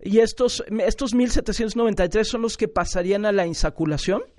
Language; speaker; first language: Spanish; native; Spanish